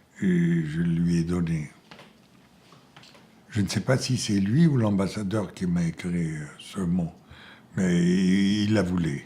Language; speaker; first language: French; non-native, fluent; Bulgarian